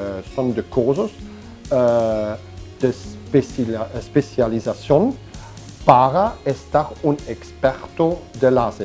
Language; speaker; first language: Spanish; non-native, learner; German